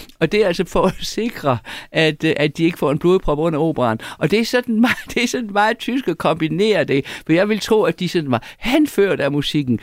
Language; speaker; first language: Danish; native; Danish